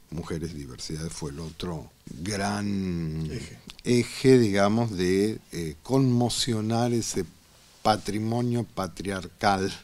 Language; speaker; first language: Spanish; native; Spanish